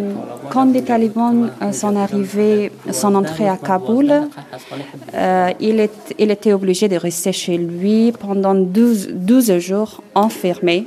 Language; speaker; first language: French; non-native, learner; Persian